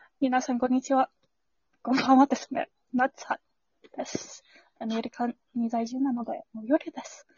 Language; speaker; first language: Japanese; non-native, learner; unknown